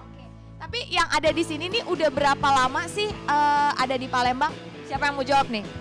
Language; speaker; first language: Indonesian; native; Indonesian